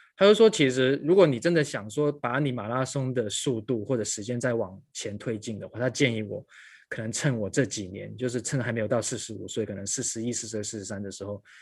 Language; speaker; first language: Chinese; non-native, local second language; Cantonese